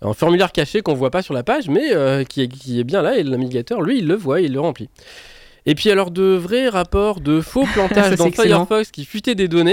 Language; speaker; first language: French; native; French